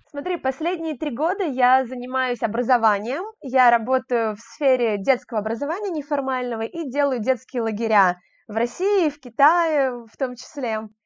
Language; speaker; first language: Russian; native; Russian